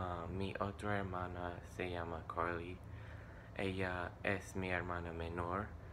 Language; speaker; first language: Spanish; non-native, learner; English